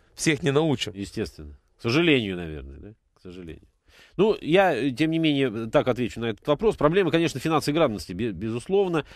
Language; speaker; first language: Russian; native; Russian